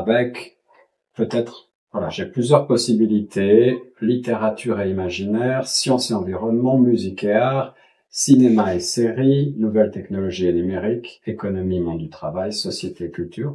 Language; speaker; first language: French; native; French